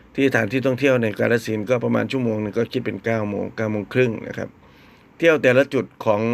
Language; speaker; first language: Thai; native; Thai